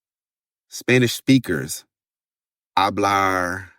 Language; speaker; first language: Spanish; non-native, learner; English